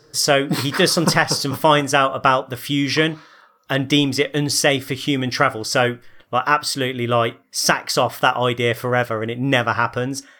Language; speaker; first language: English; native; English